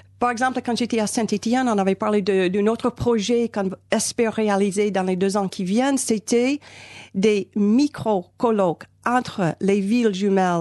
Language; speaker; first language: French; non-native, fluent; English